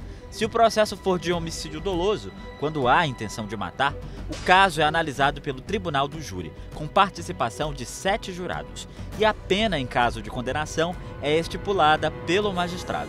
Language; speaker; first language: Portuguese; native; Portuguese